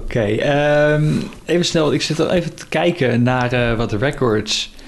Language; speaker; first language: Dutch; native; Dutch